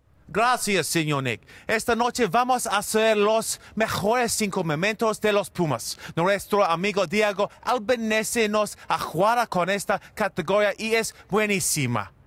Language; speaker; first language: Spanish; non-native, learner; English